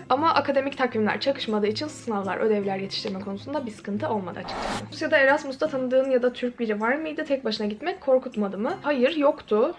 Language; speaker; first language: Turkish; native; Turkish